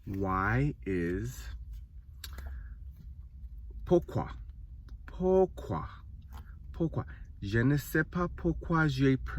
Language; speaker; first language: French; non-native, learner; English